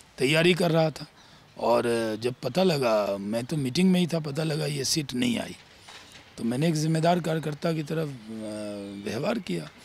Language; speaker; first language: Hindi; native; Hindi